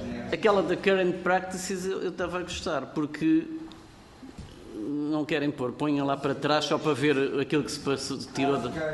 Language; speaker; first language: Portuguese; native; Portuguese